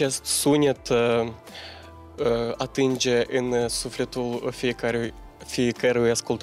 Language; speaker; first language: Romanian; non-native, local second language; Gagauz